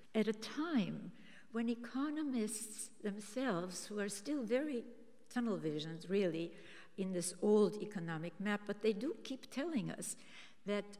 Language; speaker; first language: English; early bilingual, other home language; German